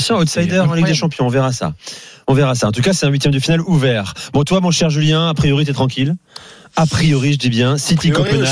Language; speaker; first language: French; native; French